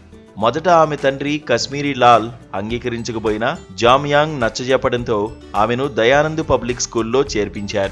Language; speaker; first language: Telugu; native; Telugu